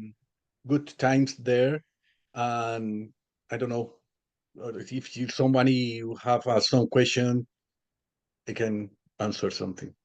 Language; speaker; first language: English; non-native, learner; Spanish